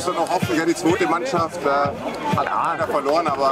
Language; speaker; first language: German; native; German